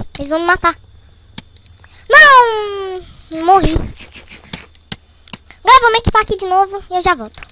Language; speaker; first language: Portuguese; native; Portuguese